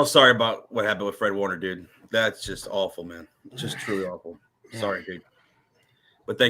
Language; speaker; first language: English; native; English